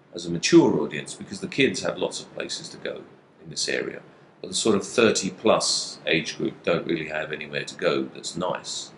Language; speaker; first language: English; native; English